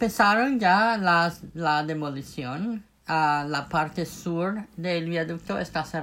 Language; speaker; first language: Spanish; non-native, fluent; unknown